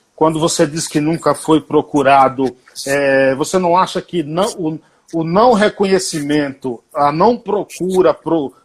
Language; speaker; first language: Portuguese; native; Portuguese